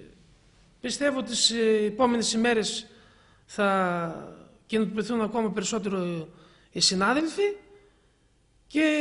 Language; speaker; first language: Greek; native; Greek